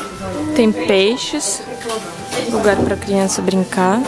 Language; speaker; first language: Portuguese; non-native, fluent; Russian